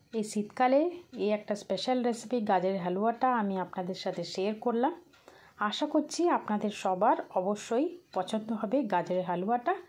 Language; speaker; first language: Bangla; non-native, local second language; Hindi